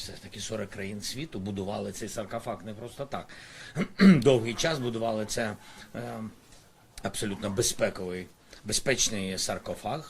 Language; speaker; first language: Ukrainian; non-native, local second language; Russian